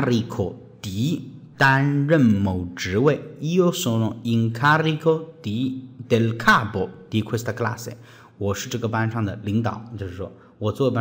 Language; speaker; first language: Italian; non-native, fluent; Chinese